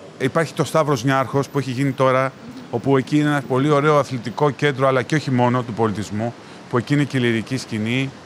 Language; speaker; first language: Greek; native; Greek